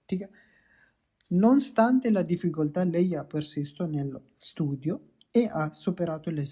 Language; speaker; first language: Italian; non-native, learner; Urdu